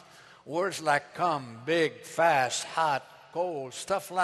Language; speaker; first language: English; non-native, fluent; Arabic